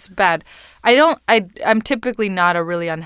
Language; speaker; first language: English; non-native, fluent; Spanish